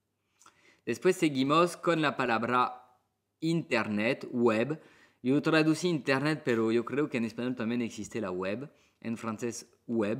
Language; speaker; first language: Spanish; non-native, fluent; French